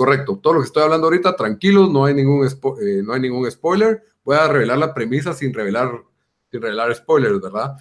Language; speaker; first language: Spanish; native; Spanish